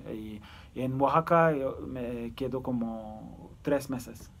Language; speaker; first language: Spanish; early bilingual, other home language; Turkish